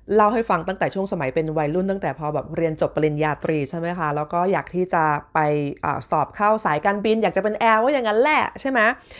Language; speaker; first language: Thai; native; Thai